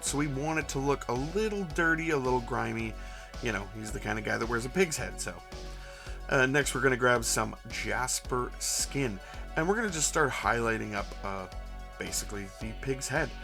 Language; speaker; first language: English; native; English